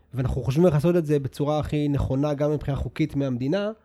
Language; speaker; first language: Hebrew; native; Hebrew